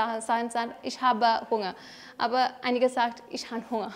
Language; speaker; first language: German; non-native, learner; Malayalam